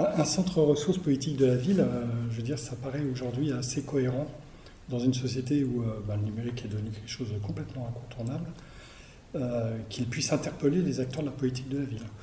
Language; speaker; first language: French; native; French